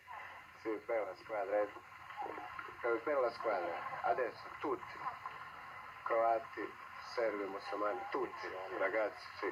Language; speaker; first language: Italian; non-native, learner; Bosnian